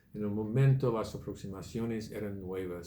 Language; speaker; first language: Spanish; non-native, fluent; English